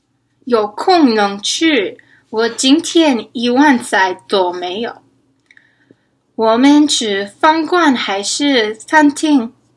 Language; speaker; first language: Chinese; non-native, learner; English